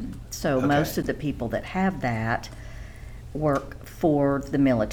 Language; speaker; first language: English; native; English